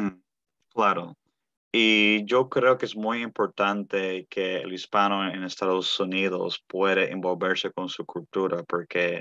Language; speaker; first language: Spanish; early bilingual, heritage; Spanish